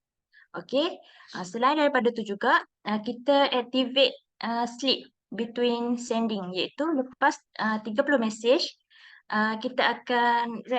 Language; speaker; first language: Malay; native; Malay